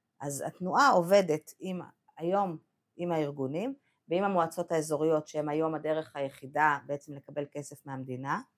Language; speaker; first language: Hebrew; native; Hebrew